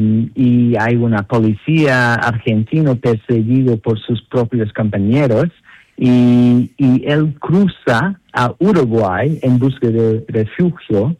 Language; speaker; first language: Spanish; non-native, learner; English